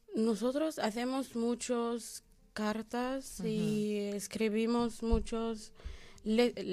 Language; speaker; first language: Spanish; non-native, learner; Arabic